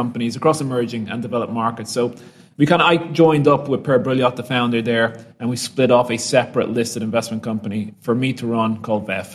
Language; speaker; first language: English; native; English